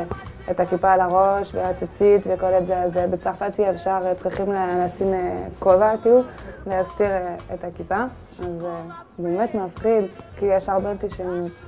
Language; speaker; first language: Hebrew; non-native, learner; French